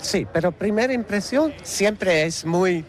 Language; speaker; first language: Spanish; non-native, learner; Dutch